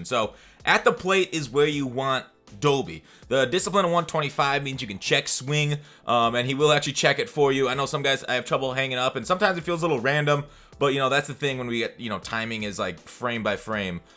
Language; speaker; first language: English; native; English